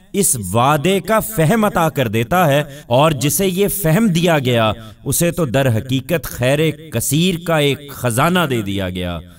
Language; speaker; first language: Urdu; non-native, local second language; Punjabi